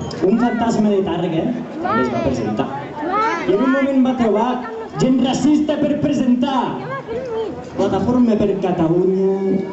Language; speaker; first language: Catalan; native; Catalan